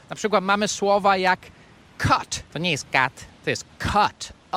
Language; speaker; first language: Polish; non-native, fluent; English